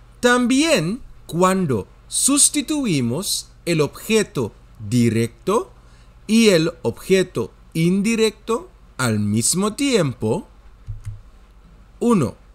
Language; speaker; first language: Spanish; non-native, fluent; Dutch